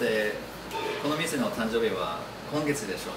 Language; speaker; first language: Japanese; non-native, learner; English